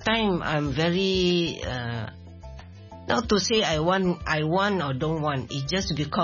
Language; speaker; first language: English; non-native, local second language; Min Nan Chinese